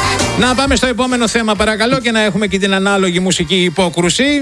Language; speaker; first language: Greek; native; Greek